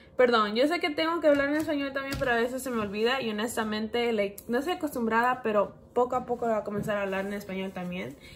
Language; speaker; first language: Spanish; early bilingual, heritage; Spanish